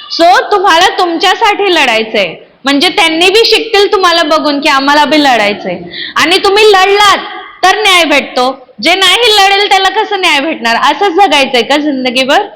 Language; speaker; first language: Marathi; non-native, local second language; Hindi